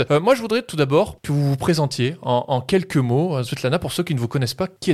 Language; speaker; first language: French; native; French